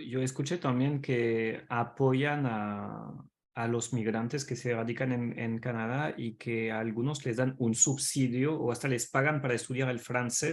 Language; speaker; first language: Spanish; non-native, fluent; French